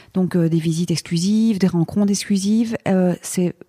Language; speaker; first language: French; native; French